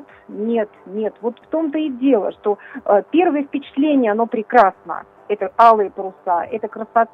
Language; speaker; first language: Russian; native; Russian